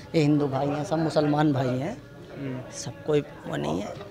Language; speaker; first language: Hindi; native; Hindi